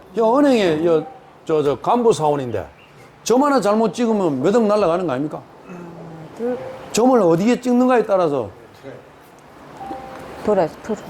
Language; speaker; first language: Korean; native; Korean